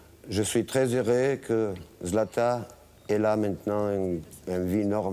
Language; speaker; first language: French; non-native, fluent; Bosnian